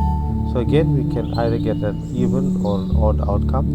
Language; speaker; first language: English; native; English